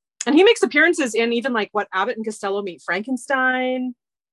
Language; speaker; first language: English; native; English